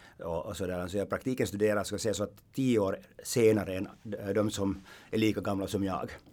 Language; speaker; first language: Swedish; non-native, local second language; Finnish